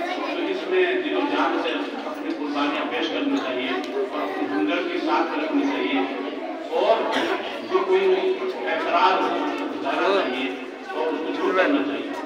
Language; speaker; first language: Urdu; native; Urdu